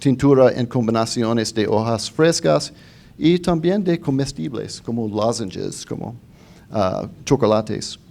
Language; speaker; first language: Spanish; non-native, fluent; English